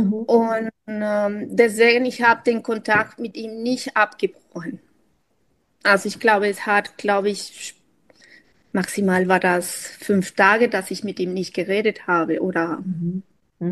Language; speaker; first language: German; non-native, fluent; Spanish